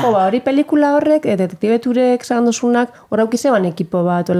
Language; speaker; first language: Basque; native; Basque